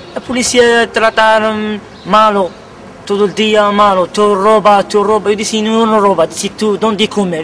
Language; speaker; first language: Spanish; non-native, learner; Kabyle